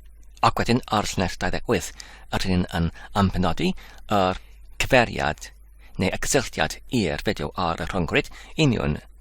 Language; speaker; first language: Welsh; non-native, learner; English